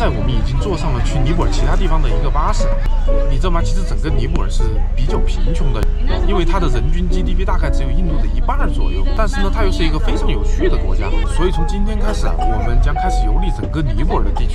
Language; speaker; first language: Chinese; native; Chinese